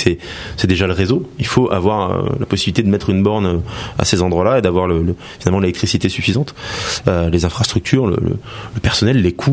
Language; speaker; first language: French; native; French